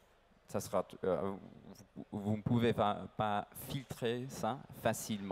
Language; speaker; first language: French; non-native, learner; English